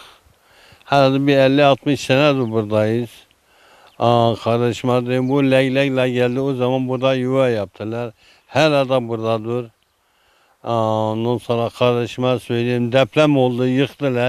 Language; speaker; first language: Turkish; non-native, local second language; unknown